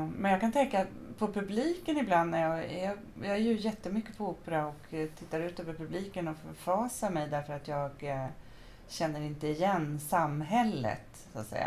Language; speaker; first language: Swedish; native; Swedish